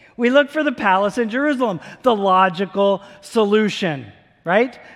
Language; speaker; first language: English; native; English